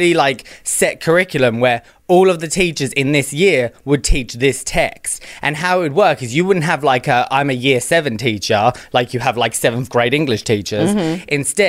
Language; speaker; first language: English; native; English